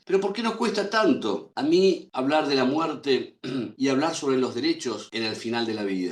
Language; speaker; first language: Spanish; native; Spanish